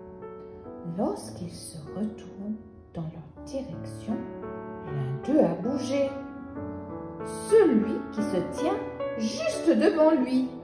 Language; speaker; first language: French; native; French